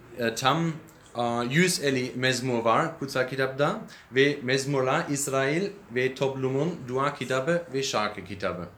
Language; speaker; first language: Turkish; non-native, learner; German